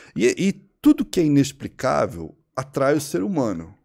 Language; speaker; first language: Portuguese; native; Portuguese